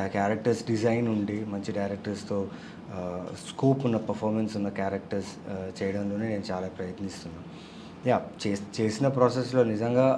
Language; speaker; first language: Telugu; non-native, local second language; Tamil